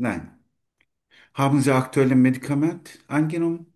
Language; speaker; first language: German; non-native, learner; Turkish